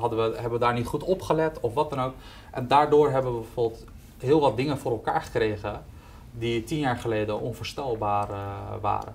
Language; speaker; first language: Dutch; early bilingual, other home language; Turkish